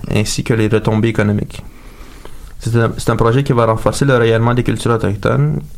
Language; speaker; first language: French; native; French